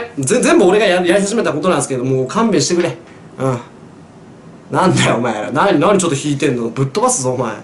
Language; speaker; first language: Japanese; native; Japanese